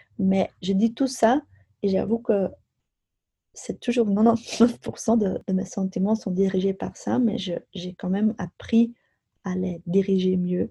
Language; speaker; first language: French; non-native, local second language; Dutch